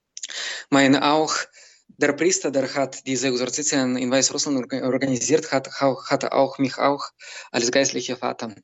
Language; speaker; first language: German; non-native, learner; Belarusian